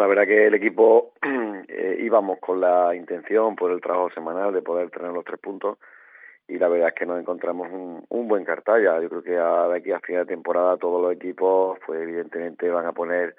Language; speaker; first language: Spanish; native; Spanish